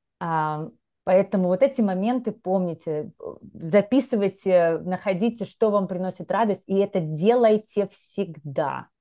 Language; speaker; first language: Russian; native; Russian